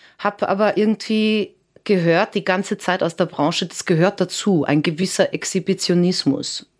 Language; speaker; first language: German; early bilingual, other home language; Serbian